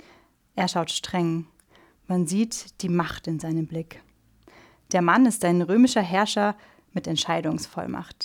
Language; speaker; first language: German; native; German